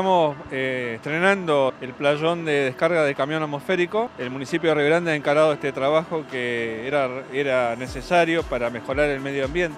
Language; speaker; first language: Spanish; native; Spanish